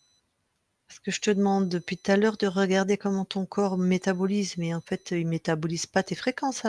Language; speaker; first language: French; native; French